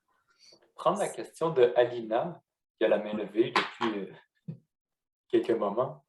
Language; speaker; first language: French; native; French